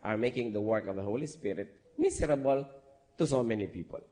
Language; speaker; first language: English; non-native, local second language; Filipino